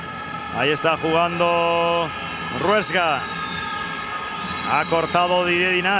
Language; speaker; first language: Spanish; native; Spanish